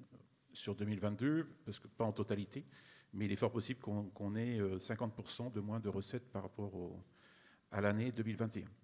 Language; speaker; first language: French; native; French